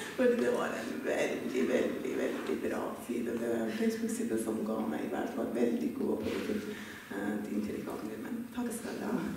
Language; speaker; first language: Norwegian; non-native, fluent; Persian